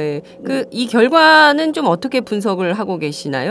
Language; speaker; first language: Korean; native; Korean